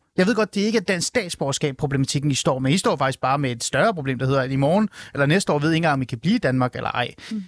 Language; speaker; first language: Danish; early bilingual, other home language; Persian